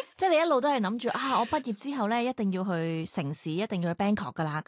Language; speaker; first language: Cantonese; native; Cantonese